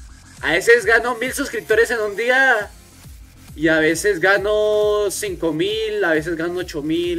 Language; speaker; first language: Spanish; native; Spanish